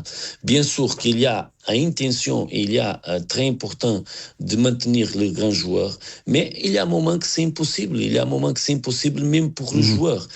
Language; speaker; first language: French; non-native, learner; Portuguese